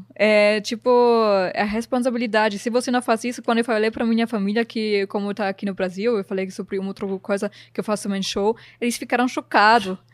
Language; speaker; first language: Portuguese; non-native, fluent; German